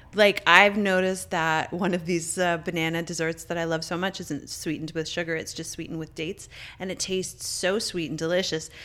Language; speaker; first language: English; native; English